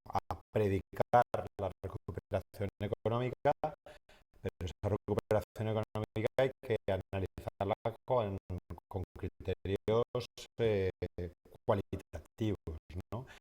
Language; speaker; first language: Spanish; native; Spanish